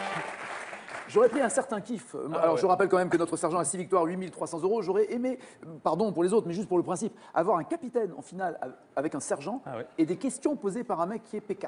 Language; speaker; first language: French; native; French